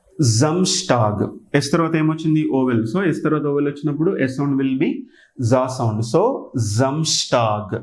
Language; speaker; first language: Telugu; native; Telugu